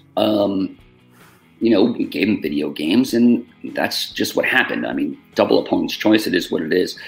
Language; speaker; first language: English; native; English